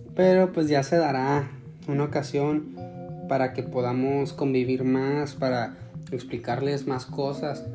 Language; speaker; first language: Spanish; native; Spanish